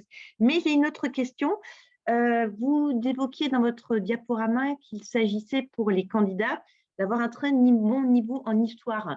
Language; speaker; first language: French; native; French